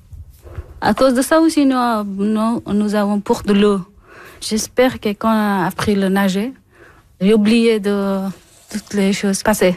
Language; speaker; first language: French; non-native, learner; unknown